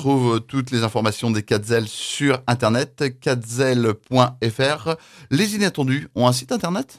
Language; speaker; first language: French; native; French